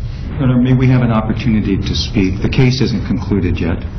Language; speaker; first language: English; native; English